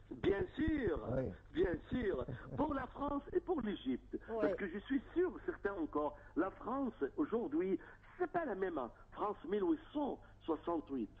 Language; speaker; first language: French; non-native, fluent; Arabic